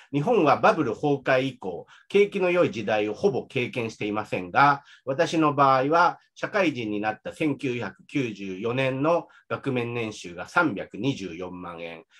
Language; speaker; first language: Japanese; native; Japanese